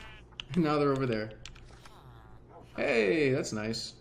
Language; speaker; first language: English; native; English